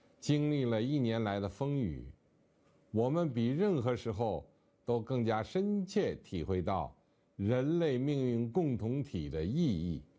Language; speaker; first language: Chinese; native; Chinese